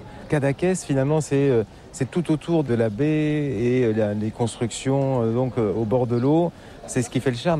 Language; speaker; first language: French; native; French